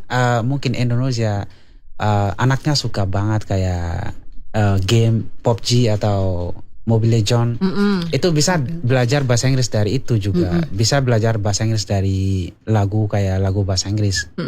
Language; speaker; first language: Indonesian; non-native, learner; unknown